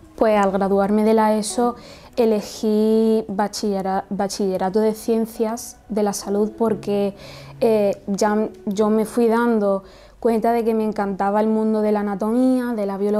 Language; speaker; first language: Spanish; early bilingual, other home language; Arabic